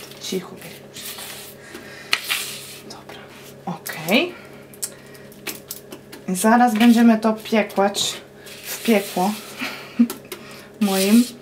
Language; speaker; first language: Polish; non-native, learner; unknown